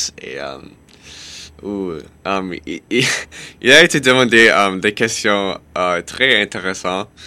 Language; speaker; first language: French; non-native, local second language; English